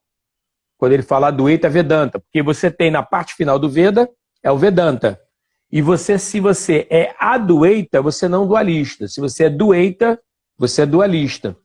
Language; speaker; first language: Portuguese; native; Portuguese